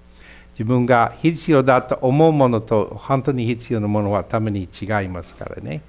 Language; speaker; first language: Japanese; non-native, fluent; English